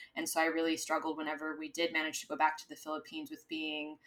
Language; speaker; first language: English; native; English